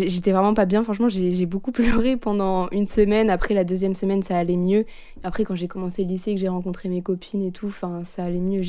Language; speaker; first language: French; native; French